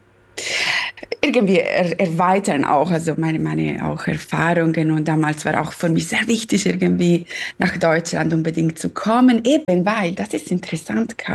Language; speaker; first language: German; non-native, fluent; Italian